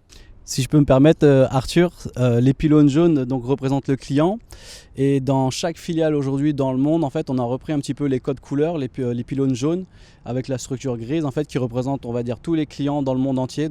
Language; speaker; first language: French; native; French